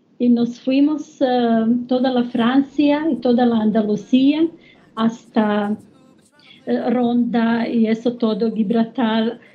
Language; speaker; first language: Spanish; non-native, learner; German